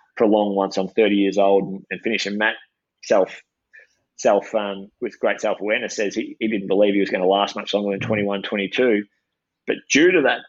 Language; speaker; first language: English; native; English